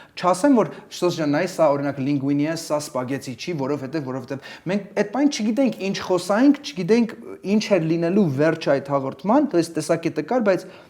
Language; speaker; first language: Armenian; early bilingual, heritage; Armenian